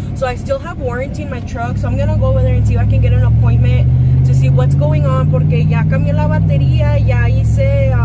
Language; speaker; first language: English; early bilingual, other home language; Spanish